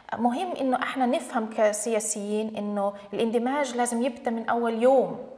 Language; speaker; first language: Arabic; early bilingual, heritage; Arabic